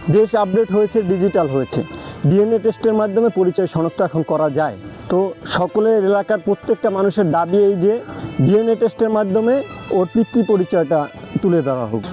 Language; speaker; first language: Bangla; native; Bangla